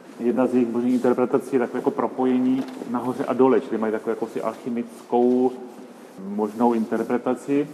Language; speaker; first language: Czech; native; Czech